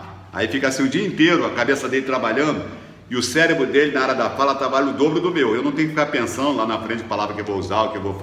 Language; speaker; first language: Portuguese; native; Portuguese